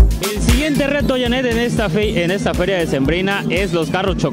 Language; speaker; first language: Spanish; native; Spanish